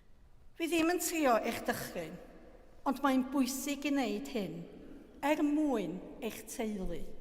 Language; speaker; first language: Welsh; native; Welsh